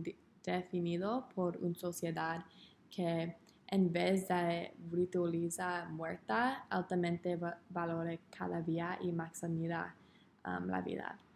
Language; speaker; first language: Spanish; non-native, learner; English